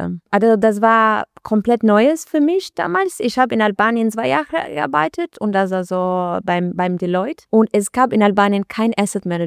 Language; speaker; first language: German; non-native, learner; Albanian